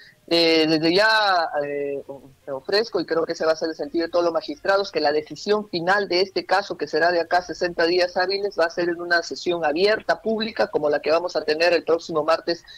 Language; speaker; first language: Spanish; native; Spanish